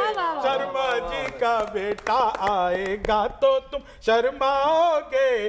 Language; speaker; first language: Hindi; native; Hindi